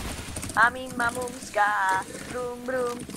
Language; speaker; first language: English; non-native, learner; Hungarian